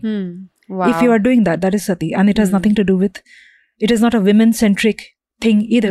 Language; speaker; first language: English; non-native, local second language; Bangla